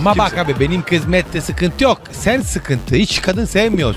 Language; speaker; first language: Turkish; non-native, learner; Italian